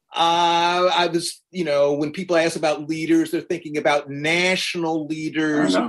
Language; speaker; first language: English; native; English